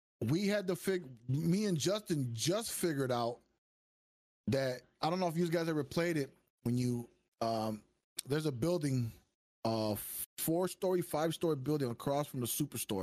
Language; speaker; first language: English; early bilingual, other home language; Spanish